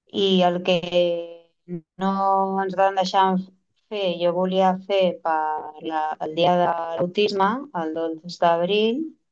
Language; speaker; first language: Catalan; non-native, local second language; Spanish